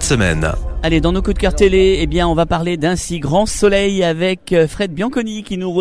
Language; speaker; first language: French; native; French